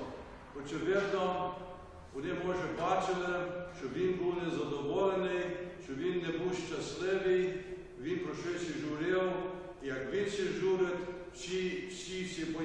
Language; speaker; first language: Ukrainian; early bilingual, heritage; Ukrainian